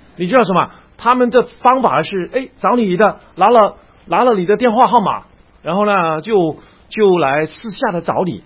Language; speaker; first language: Chinese; non-native, local second language; Cantonese